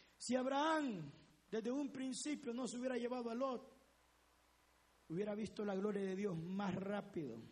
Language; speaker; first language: Spanish; native; Spanish